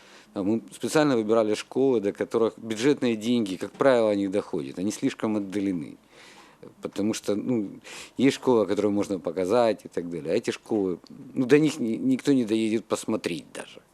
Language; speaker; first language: Russian; native; Russian